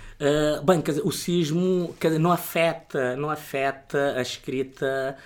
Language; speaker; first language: Portuguese; non-native, local second language; Kabuverdianu